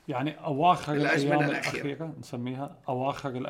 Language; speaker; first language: Arabic; native; Arabic